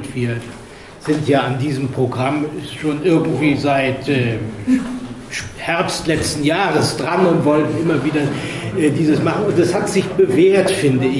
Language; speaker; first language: German; native; German